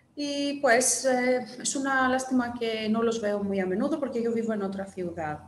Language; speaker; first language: Spanish; non-native, fluent; Greek